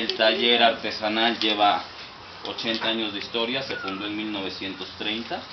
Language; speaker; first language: Spanish; native; Spanish